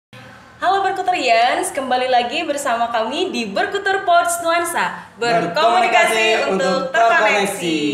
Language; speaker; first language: Indonesian; native; Indonesian